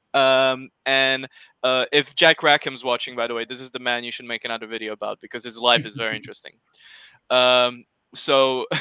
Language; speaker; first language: English; non-native, fluent; Slovak